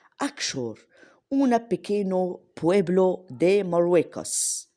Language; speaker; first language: Spanish; non-native, learner; Arabic